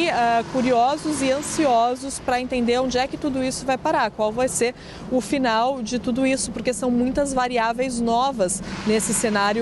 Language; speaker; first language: Portuguese; native; Portuguese